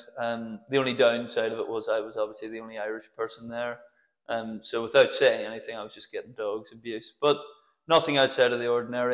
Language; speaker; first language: English; native; English